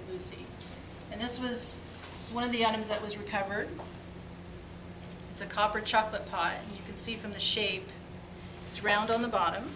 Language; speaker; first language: English; native; English